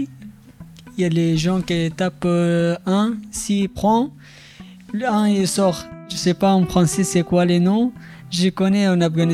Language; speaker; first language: French; non-native, learner; Pashto